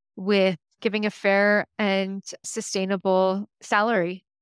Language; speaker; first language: English; native; English